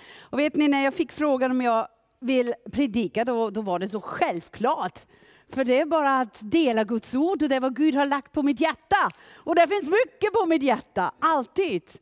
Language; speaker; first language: Swedish; non-native, fluent; German